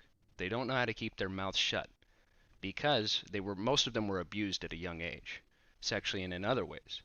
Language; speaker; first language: English; native; English